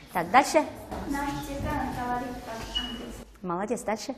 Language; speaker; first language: Russian; non-native, fluent; Chinese